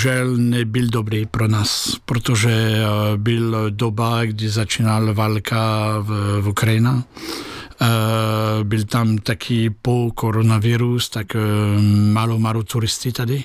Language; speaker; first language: Czech; non-native, fluent; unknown